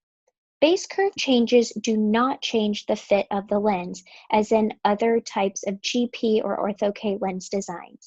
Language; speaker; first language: English; native; English